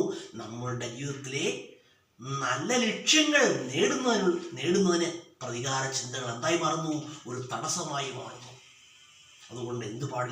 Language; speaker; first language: Malayalam; native; Malayalam